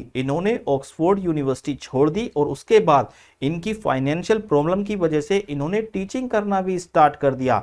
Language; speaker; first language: Hindi; native; Hindi